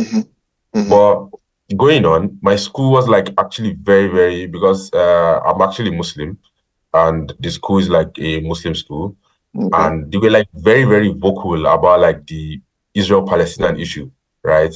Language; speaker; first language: English; non-native, local second language; Yoruba